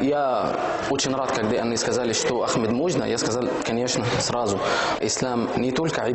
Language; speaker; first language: Russian; non-native, learner; Arabic